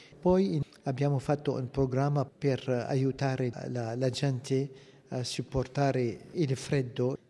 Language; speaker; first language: Italian; non-native, fluent; Arabic